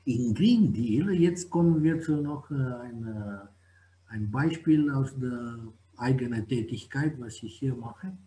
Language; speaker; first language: German; non-native, fluent; Romanian